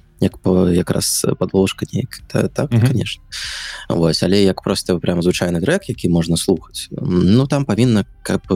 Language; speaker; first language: Belarusian; non-native, local second language; Russian